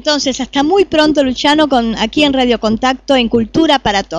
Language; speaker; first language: Spanish; native; Spanish